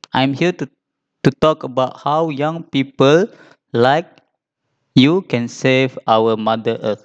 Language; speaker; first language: English; non-native, local second language; Malay